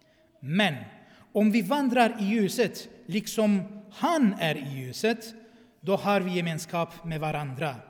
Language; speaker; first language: Swedish; non-native, fluent; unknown